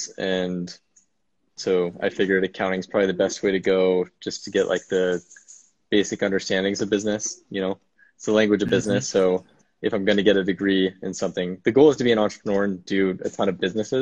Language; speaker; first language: English; native; English